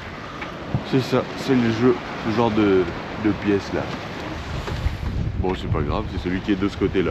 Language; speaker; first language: French; native; French